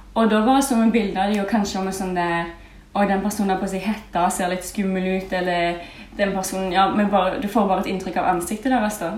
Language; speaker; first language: Norwegian; native; Norwegian